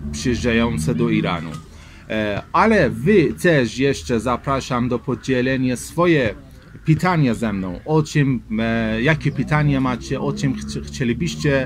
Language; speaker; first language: Polish; non-native, learner; Persian